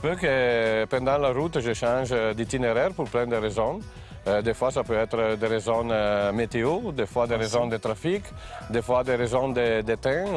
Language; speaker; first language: French; non-native, fluent; Italian